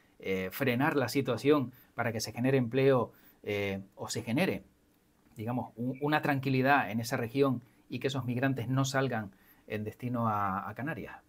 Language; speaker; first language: Spanish; native; Spanish